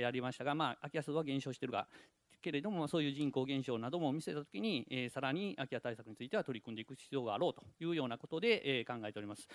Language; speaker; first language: Japanese; native; Japanese